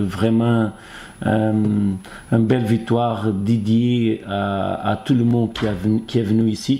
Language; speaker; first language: French; non-native, fluent; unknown